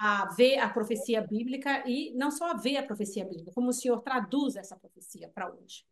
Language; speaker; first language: Portuguese; early bilingual, heritage; Portuguese